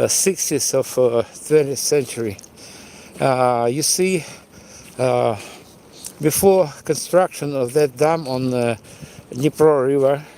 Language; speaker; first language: English; non-native, fluent; Russian